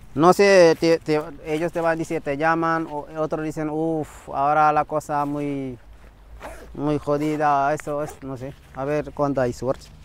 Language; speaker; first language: Spanish; non-native, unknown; Wolof